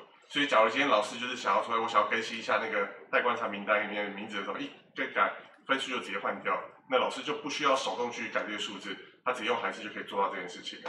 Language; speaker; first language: Chinese; native; Chinese